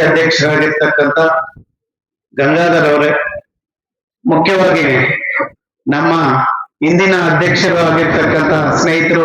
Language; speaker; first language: Kannada; native; Kannada